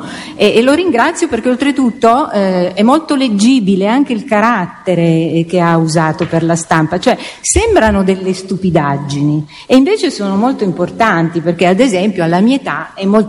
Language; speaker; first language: Italian; native; Italian